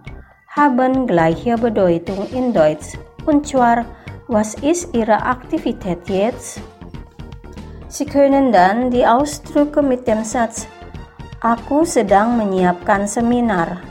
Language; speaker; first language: German; non-native, fluent; Indonesian